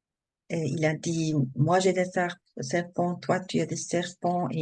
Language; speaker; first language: French; non-native, learner; German